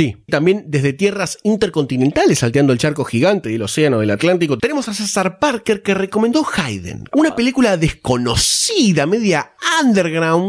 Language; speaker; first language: Spanish; native; Spanish